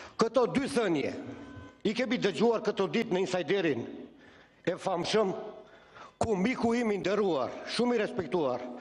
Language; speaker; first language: Albanian; non-native, local second language; Romany